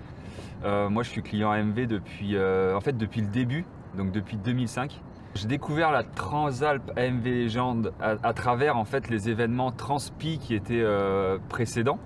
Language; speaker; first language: French; native; French